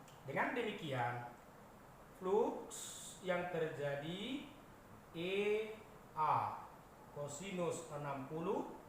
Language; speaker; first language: Indonesian; native; Indonesian